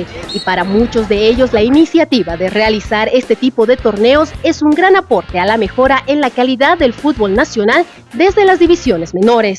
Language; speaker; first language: Spanish; native; Spanish